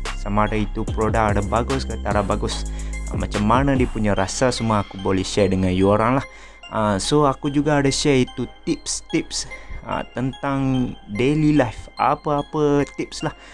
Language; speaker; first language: Malay; native; Malay